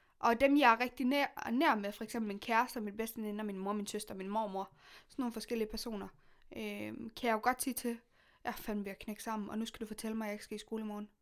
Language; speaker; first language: Danish; native; Danish